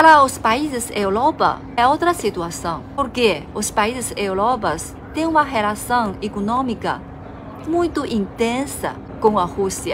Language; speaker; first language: Portuguese; non-native, fluent; Chinese